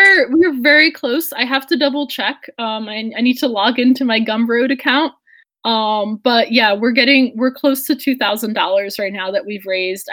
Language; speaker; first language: English; native; English